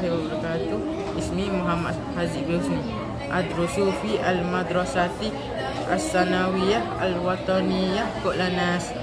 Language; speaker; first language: Arabic; non-native, learner; Malay